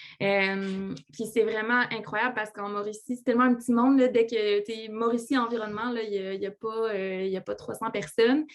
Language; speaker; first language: French; native; French